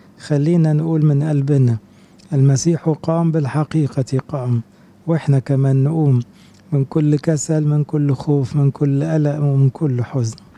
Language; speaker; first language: Arabic; native; Arabic